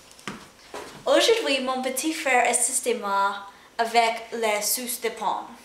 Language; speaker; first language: French; non-native, learner; English